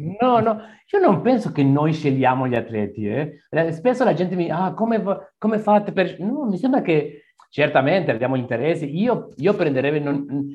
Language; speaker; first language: Italian; non-native, learner; Spanish